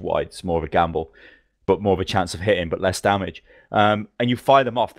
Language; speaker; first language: English; native; English